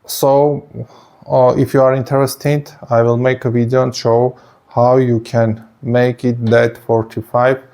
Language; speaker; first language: English; non-native, fluent; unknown